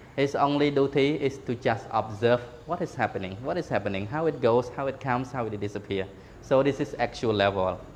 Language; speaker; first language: English; non-native, fluent; Khmer